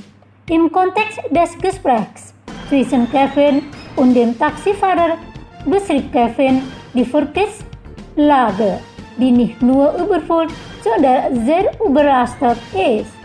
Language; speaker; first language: German; non-native, learner; Indonesian